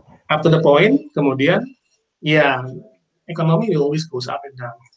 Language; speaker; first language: English; non-native, fluent; Indonesian